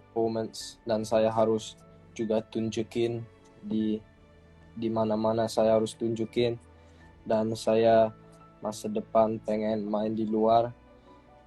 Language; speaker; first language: Indonesian; early bilingual, heritage; English